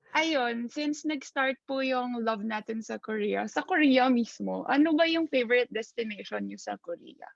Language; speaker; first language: Filipino; native; Filipino